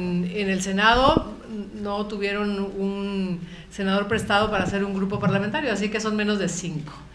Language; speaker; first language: Spanish; native; Spanish